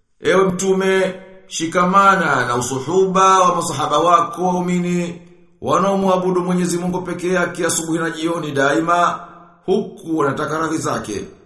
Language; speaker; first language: Swahili; native; Swahili